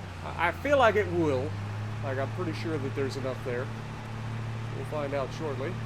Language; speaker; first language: English; native; English